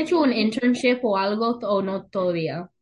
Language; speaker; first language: Spanish; non-native, learner; English